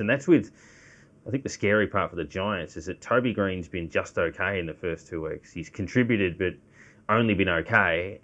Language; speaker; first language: English; native; English